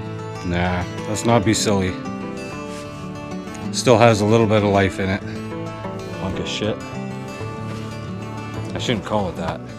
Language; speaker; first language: English; native; English